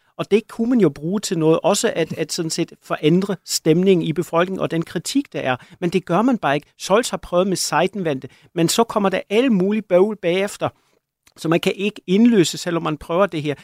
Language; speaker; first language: Danish; non-native, fluent; German